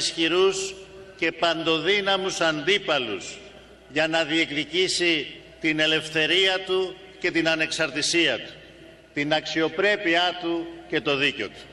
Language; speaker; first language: Greek; native; Greek